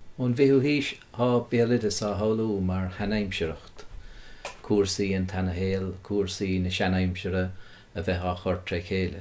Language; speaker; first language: Irish; native; Irish